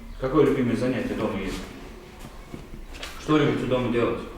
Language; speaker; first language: Russian; native; Russian